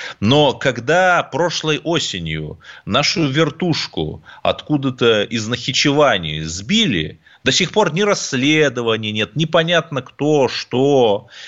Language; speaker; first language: Russian; native; Russian